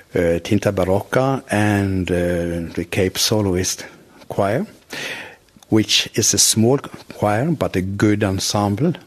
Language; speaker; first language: English; non-native, fluent; Norwegian